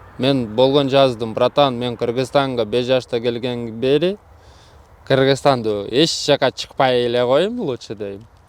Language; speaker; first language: Kyrgyz; early bilingual, other home language; Russian